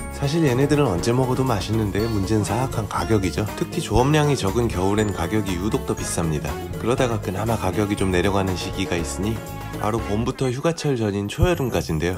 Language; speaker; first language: Korean; native; Korean